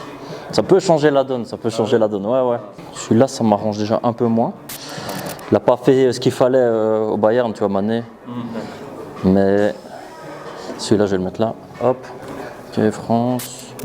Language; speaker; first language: French; native; French